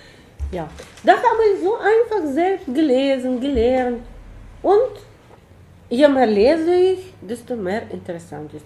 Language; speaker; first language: German; non-native, fluent; Russian